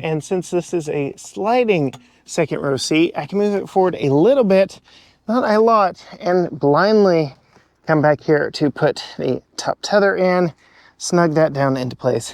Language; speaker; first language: English; native; English